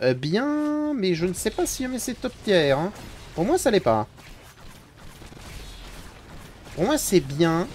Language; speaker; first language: French; native; French